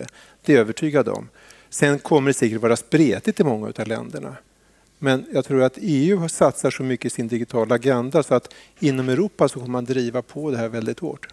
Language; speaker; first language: Swedish; native; Swedish